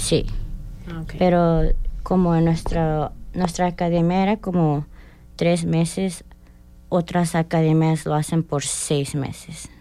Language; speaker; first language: Spanish; early bilingual, heritage; Spanish